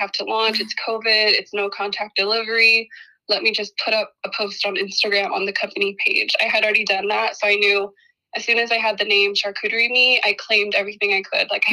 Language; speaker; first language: English; native; English